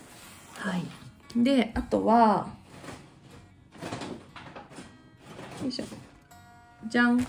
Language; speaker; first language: Japanese; native; Japanese